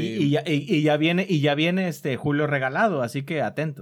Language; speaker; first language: Spanish; native; Spanish